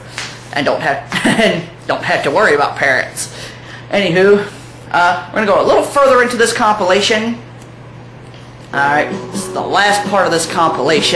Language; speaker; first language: English; native; English